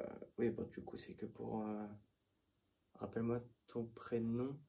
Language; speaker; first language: French; native; French